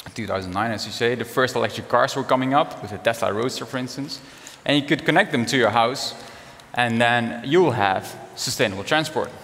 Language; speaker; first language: English; non-native, fluent; Dutch